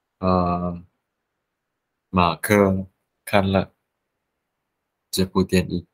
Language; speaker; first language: Chinese; non-native, learner; Vietnamese